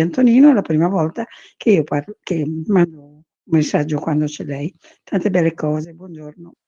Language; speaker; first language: Italian; early bilingual, heritage; Italian